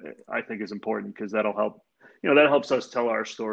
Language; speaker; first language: English; native; English